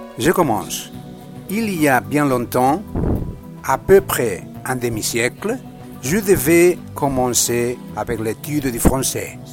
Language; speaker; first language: French; non-native, learner; Spanish